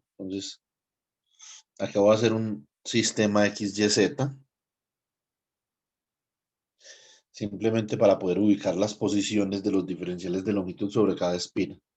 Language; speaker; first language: Spanish; native; Spanish